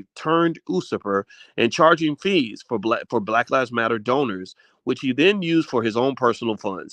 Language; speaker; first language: English; native; English